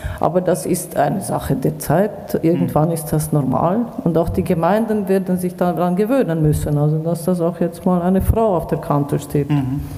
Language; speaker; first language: German; native; German